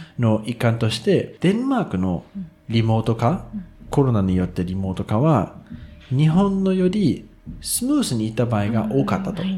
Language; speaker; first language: Japanese; non-native, fluent; Danish